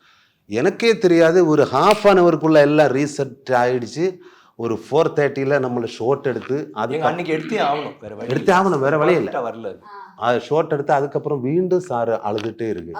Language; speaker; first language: Tamil; non-native, learner; Malayalam